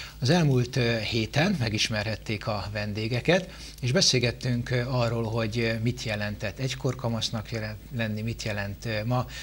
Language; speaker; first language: Hungarian; native; Hungarian